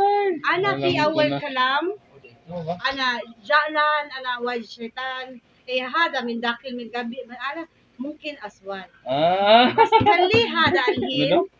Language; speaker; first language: Arabic; non-native, learner; Filipino